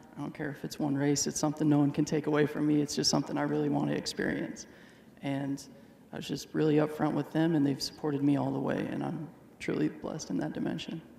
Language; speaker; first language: English; native; English